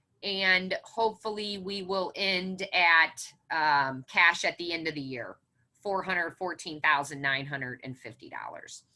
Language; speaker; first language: English; native; English